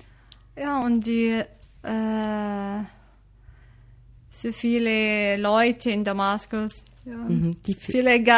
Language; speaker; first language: German; non-native, learner; Arabic